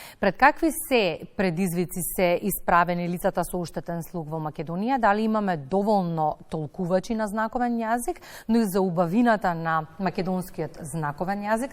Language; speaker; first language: Macedonian; native; Macedonian